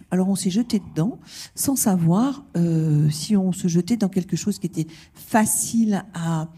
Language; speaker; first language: French; native; French